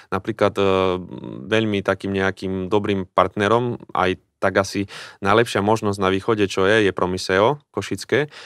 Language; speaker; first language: Slovak; native; Slovak